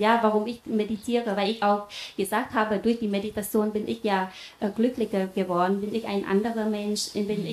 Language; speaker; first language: German; non-native, fluent; Vietnamese